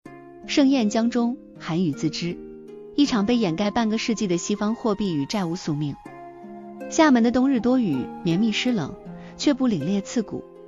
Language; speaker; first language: Chinese; native; Chinese